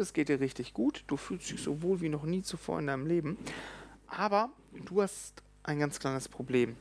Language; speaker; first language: German; native; German